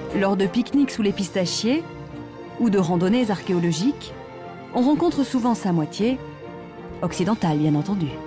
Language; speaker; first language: French; native; French